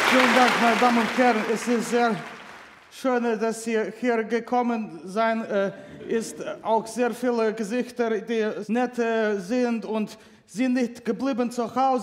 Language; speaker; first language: German; non-native, fluent; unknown